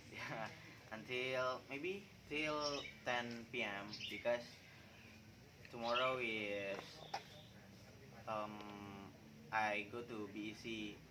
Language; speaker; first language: English; non-native, learner; Indonesian